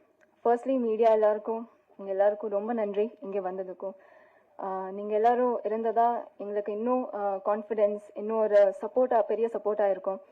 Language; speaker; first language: Tamil; non-native, fluent; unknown